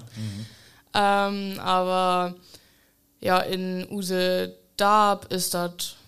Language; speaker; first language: German; native; German